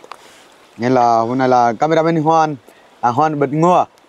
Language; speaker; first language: Vietnamese; non-native, learner; Portuguese